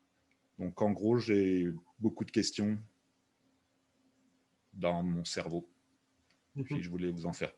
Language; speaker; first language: French; native; French